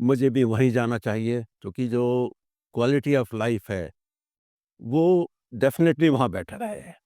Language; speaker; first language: Hindi; native; Hindi